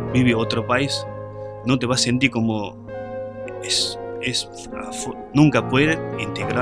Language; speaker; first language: Spanish; non-native, learner; Chinese